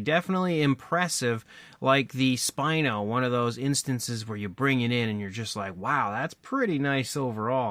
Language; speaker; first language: English; native; English